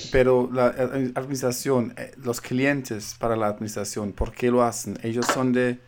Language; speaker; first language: Spanish; non-native, fluent; German